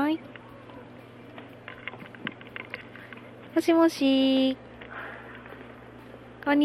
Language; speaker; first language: Japanese; native; Japanese